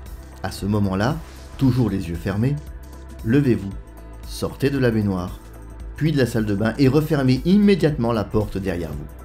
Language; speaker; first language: French; native; French